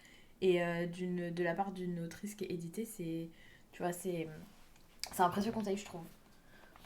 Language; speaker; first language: French; native; French